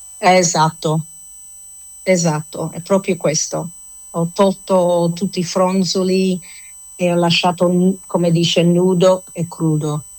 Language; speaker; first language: Italian; non-native, fluent; English